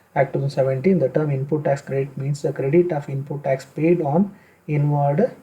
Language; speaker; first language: English; non-native, local second language; Kannada